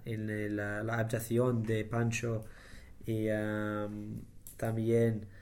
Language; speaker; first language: Spanish; non-native, learner; English